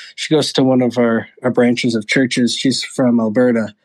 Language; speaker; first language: English; native; English